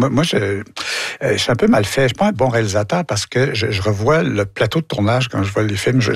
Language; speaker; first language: French; native; French